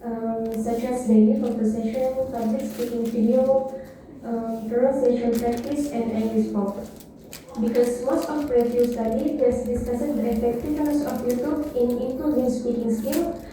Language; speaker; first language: English; non-native, fluent; Indonesian